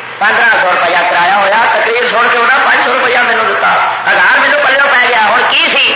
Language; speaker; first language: Urdu; non-native, local second language; Punjabi